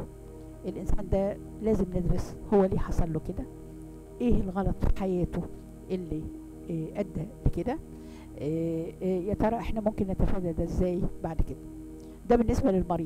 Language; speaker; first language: Arabic; native; Arabic